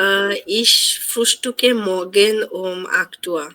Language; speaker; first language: German; non-native, learner; Bangla